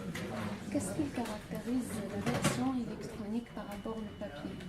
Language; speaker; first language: French; non-native, learner; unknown